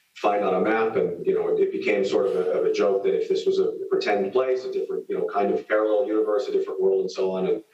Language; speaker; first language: English; native; English